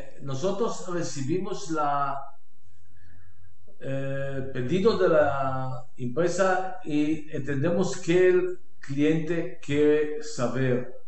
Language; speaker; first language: Spanish; non-native, learner; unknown